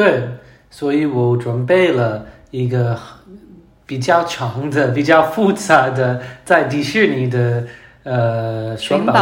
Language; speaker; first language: Chinese; non-native, learner; English